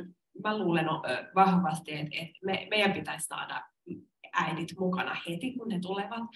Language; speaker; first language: Finnish; non-native, local second language; Swedish